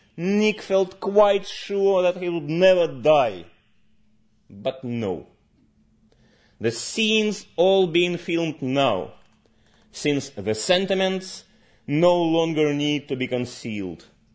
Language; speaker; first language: English; non-native, fluent; Russian